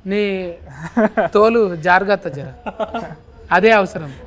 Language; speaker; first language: Telugu; native; Telugu